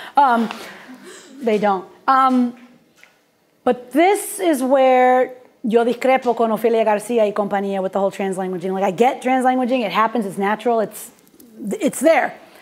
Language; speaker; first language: English; native; English